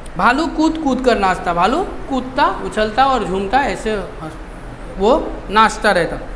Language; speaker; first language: Hindi; non-native, local second language; Bangla